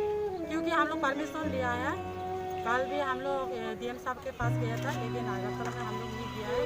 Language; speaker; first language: Hindi; non-native, local second language; Kok Borok